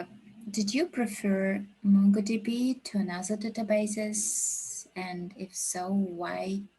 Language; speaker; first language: English; non-native, learner; Russian